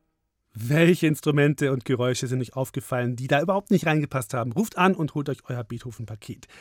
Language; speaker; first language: German; native; German